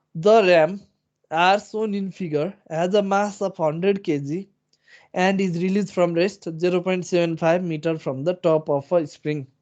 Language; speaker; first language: English; non-native, local second language; Nepali